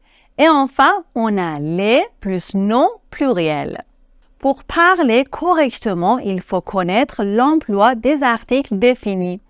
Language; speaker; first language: French; non-native, fluent; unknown